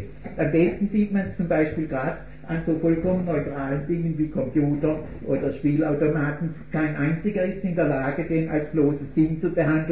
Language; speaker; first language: German; native; German